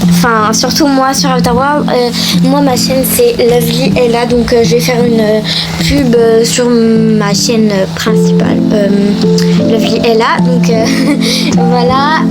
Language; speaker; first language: French; native; French